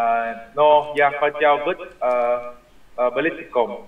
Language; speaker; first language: Russian; non-native, learner; Vietnamese